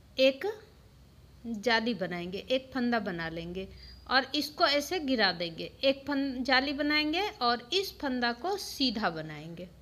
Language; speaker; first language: Hindi; native; Hindi